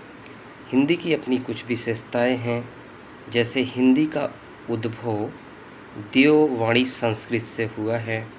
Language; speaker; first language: Hindi; native; Hindi